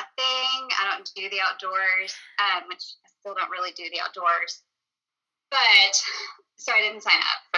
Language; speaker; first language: English; native; English